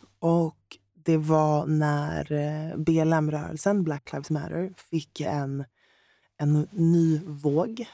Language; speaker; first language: Swedish; native; Swedish